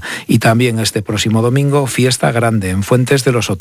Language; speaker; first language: Spanish; native; Spanish